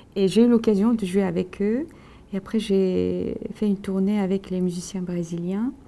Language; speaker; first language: French; non-native, fluent; Korean